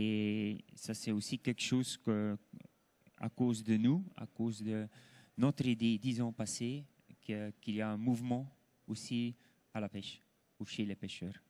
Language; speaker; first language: French; non-native, local second language; Dutch